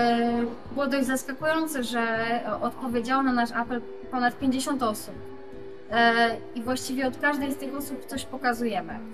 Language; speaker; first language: Polish; native; Polish